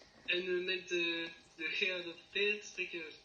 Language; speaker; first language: Dutch; non-native, learner; French